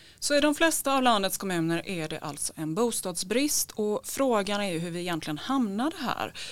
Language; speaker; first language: Swedish; native; Swedish